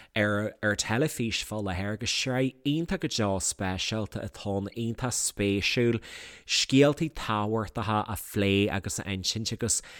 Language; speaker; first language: Irish; native; Irish